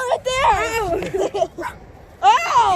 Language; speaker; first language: English; native; English